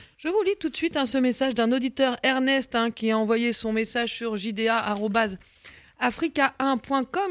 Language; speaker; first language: French; native; French